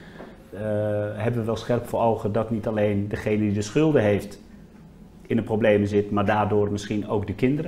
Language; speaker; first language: Dutch; native; Dutch